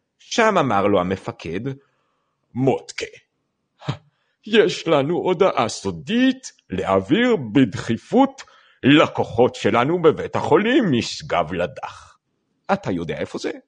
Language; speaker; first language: Hebrew; native; Hebrew